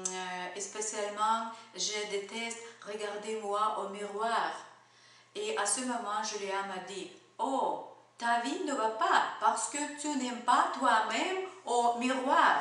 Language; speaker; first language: French; non-native, learner; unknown